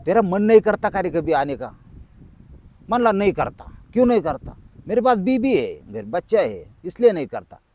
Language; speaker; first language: Hindi; non-native, local second language; Marathi